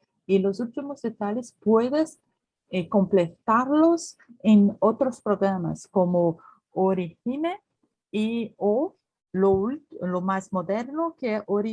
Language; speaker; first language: Spanish; non-native, learner; Portuguese